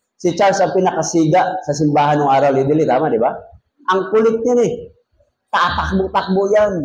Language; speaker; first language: Filipino; non-native, local second language; Cebuano